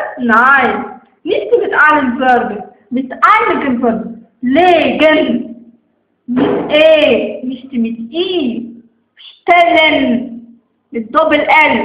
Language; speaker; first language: German; non-native, fluent; Arabic